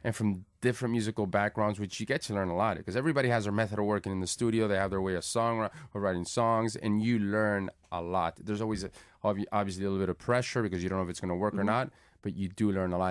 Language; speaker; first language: English; early bilingual, other home language; Spanish